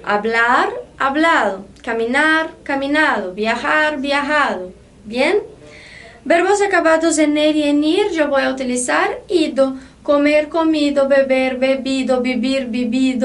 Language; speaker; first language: Spanish; non-native, fluent; Portuguese